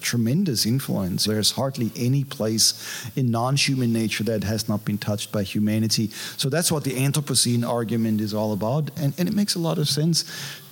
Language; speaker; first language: English; non-native, fluent; German